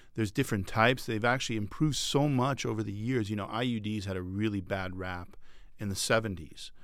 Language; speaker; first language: English; early bilingual, other home language; French